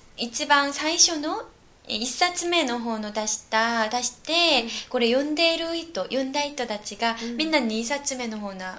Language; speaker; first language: Japanese; non-native, learner; Korean